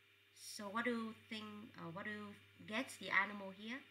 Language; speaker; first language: English; non-native, fluent; Vietnamese